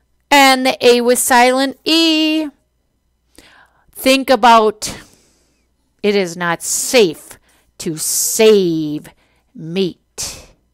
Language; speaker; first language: English; native; English